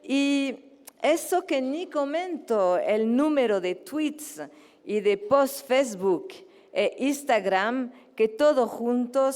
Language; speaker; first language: Spanish; native; Spanish